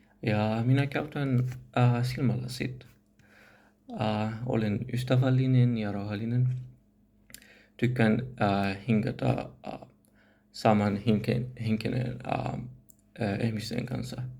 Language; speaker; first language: Finnish; non-native, learner; Arabic